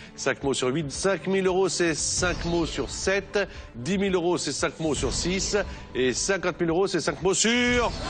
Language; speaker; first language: French; native; French